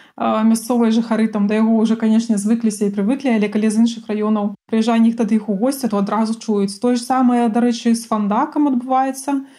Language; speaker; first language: Belarusian; non-native, local second language; Russian